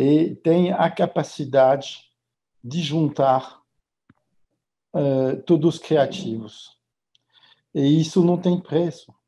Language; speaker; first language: Portuguese; non-native, fluent; French